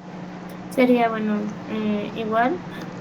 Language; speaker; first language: Spanish; native; Spanish